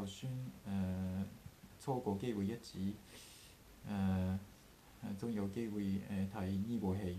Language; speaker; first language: Cantonese; non-native, learner; Japanese